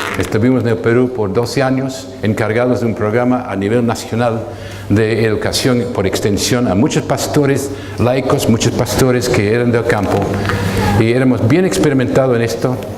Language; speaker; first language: Spanish; non-native, fluent; English